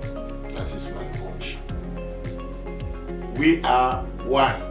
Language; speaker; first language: German; non-native, fluent; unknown